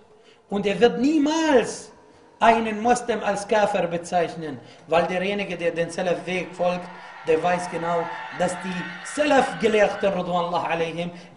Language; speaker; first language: German; non-native, fluent; Arabic